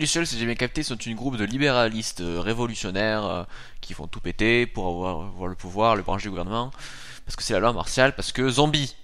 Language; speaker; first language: French; native; French